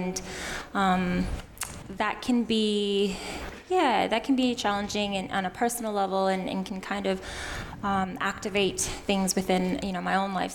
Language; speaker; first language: English; native; English